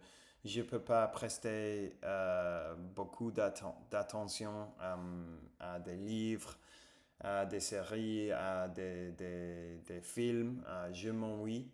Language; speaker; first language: French; non-native, fluent; English